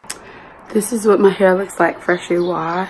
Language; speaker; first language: English; native; English